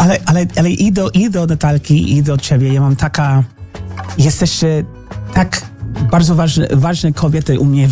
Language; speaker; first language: Polish; non-native, learner; English